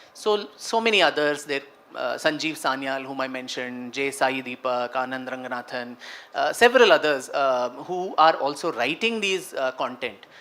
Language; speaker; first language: English; non-native, local second language; Kannada